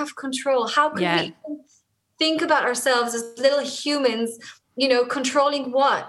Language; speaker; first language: English; non-native, fluent; Hebrew